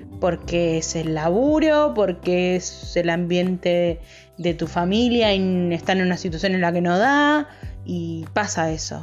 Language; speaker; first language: Spanish; native; Spanish